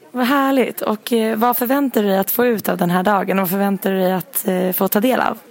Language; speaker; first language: Swedish; native; Swedish